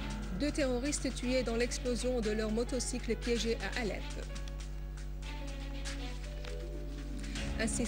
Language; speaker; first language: French; non-native, fluent; Arabic